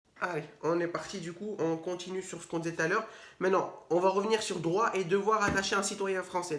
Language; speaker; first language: French; native; French